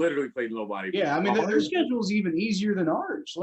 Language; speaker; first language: English; native; English